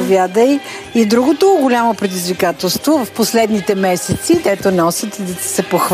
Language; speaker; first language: Bulgarian; native; Bulgarian